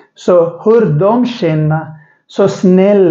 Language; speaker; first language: Swedish; non-native, learner; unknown